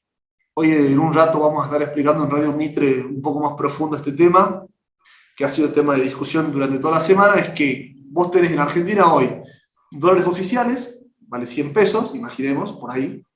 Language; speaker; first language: Spanish; native; Spanish